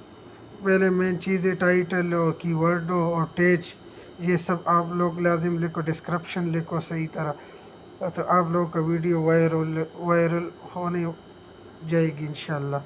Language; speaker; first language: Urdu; non-native, local second language; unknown